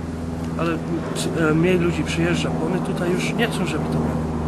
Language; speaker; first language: Polish; early bilingual, heritage; Polish